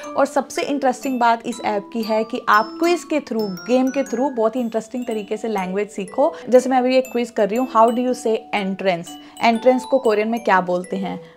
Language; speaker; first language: Hindi; native; Hindi